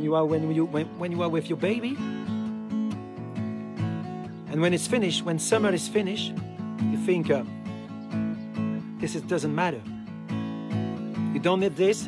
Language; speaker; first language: English; non-native, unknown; French